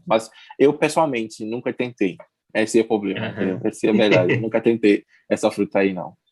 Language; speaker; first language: Portuguese; non-native, learner; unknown